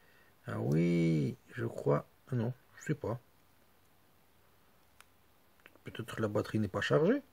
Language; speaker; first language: French; non-native, fluent; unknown